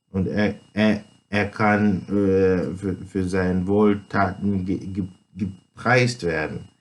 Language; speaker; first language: German; non-native, fluent; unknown